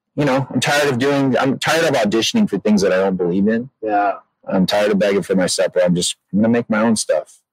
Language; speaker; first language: English; native; English